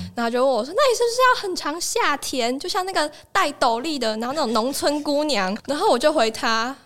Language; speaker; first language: Chinese; native; Chinese